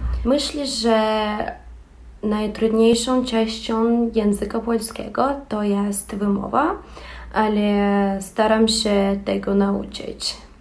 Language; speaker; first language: Polish; non-native, learner; Azerbaijani